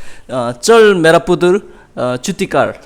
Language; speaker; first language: Hindi; non-native, learner; Korean